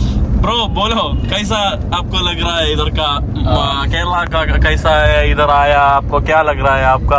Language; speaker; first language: Hindi; non-native, local second language; Malayalam